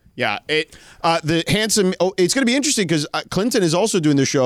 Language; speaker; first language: English; native; English